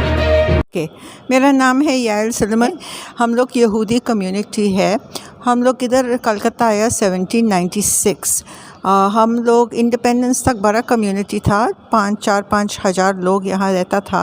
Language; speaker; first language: Hindi; non-native, local second language; English